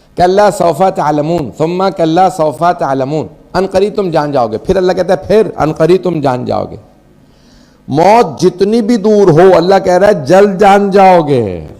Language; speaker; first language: Urdu; native; Urdu